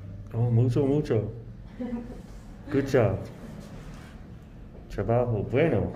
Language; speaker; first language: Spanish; non-native, learner; English